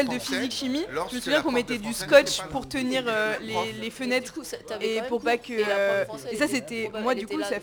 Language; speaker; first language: French; native; French